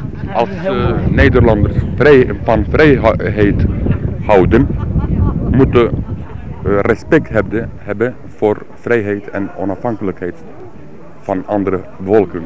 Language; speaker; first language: Dutch; non-native, learner; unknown